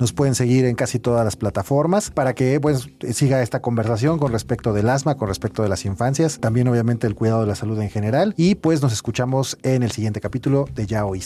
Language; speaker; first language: Spanish; native; Spanish